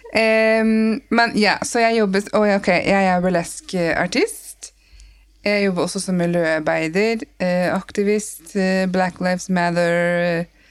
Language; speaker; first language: Norwegian; non-native, fluent; English